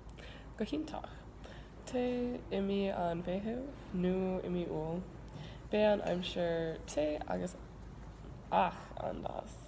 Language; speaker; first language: Irish; non-native, learner; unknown